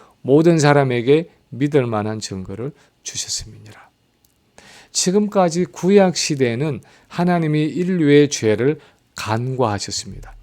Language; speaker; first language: Korean; native; Korean